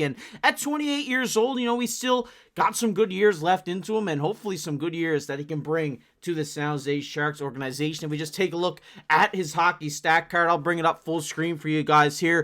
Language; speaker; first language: English; native; English